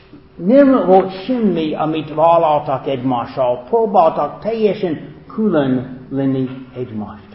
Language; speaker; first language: Hungarian; non-native, fluent; English